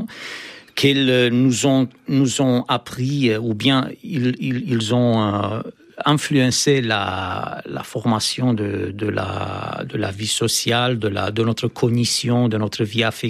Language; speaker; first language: French; non-native, fluent; Romanian